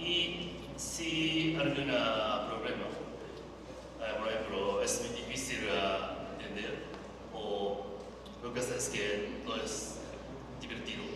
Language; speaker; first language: Spanish; non-native, learner; Japanese